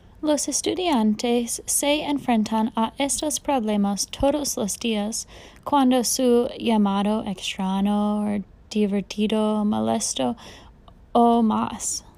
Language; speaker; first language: Spanish; non-native, learner; English